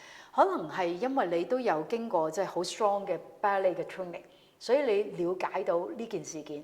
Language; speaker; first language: Cantonese; native; Cantonese